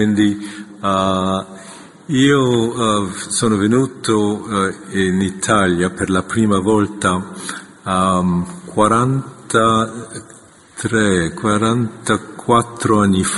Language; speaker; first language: Italian; non-native, fluent; Korean